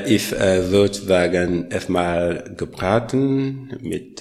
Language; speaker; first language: German; non-native, learner; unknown